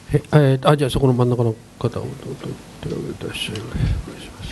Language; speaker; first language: Japanese; native; Japanese